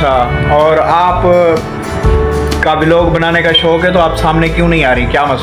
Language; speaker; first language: Hindi; non-native, local second language; Sindhi